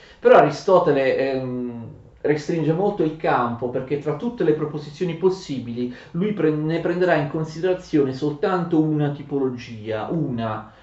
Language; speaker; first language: Italian; native; Italian